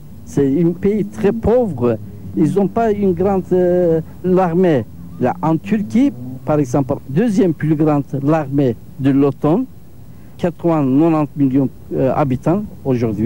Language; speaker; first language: French; non-native, learner; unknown